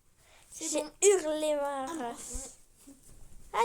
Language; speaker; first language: French; native; French